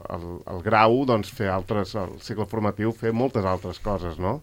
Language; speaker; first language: Catalan; native; Catalan